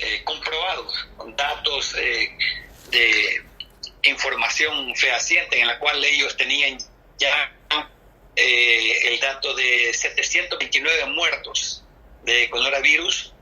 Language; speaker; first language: Spanish; native; Spanish